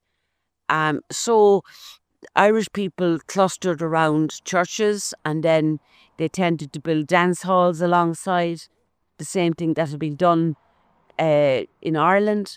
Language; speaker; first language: English; native; English